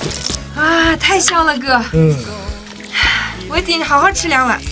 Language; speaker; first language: Chinese; native; Chinese